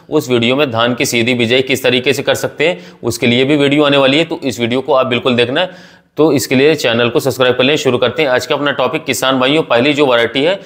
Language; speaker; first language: Hindi; native; Hindi